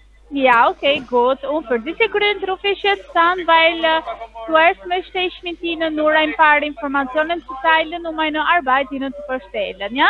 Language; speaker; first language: German; non-native, learner; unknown